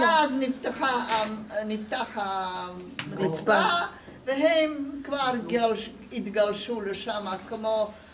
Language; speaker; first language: Hebrew; non-native, fluent; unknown